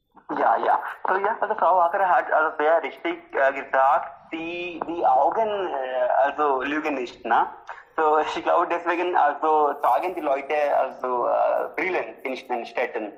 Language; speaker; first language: German; non-native, fluent; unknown